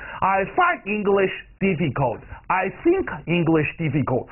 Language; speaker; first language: English; non-native, fluent; Chinese